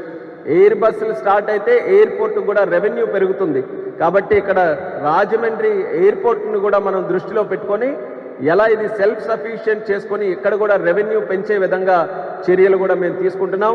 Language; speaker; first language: Telugu; native; Telugu